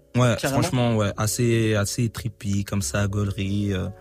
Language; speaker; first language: French; native; French